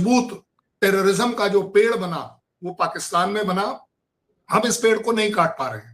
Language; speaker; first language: Hindi; native; Hindi